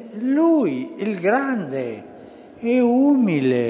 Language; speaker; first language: Italian; early bilingual, heritage; Spanish